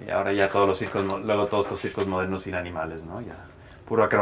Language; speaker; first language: Spanish; native; Spanish